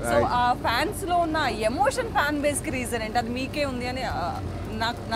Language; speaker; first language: Telugu; native; Telugu